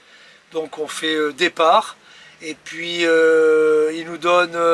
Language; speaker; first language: French; native; French